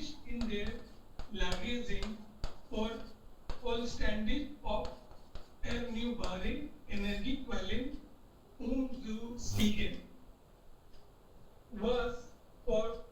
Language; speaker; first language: German; non-native, learner; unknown